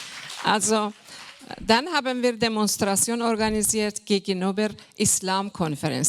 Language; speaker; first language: German; non-native, fluent; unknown